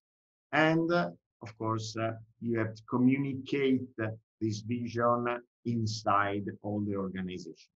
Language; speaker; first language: English; non-native, fluent; Italian